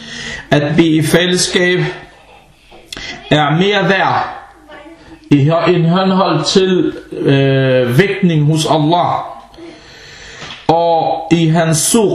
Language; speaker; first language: Danish; non-native, fluent; Arabic